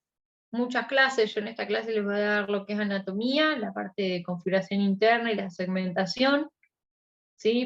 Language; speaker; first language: Spanish; native; Spanish